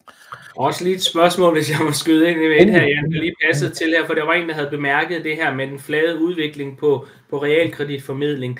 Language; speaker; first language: Danish; native; Danish